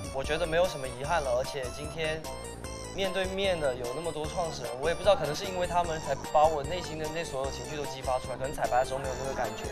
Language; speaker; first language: Chinese; native; Chinese